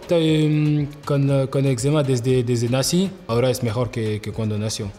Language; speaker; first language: Spanish; non-native, learner; French